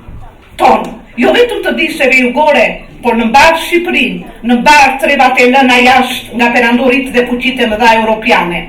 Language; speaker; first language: Albanian; native; Albanian